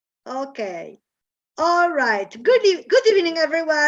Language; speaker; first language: English; non-native, fluent; Italian